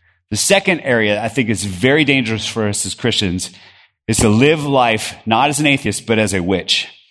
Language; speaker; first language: English; early bilingual, other home language; Spanish